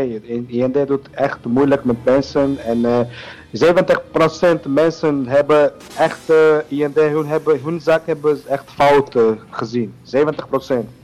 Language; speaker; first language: Dutch; non-native, learner; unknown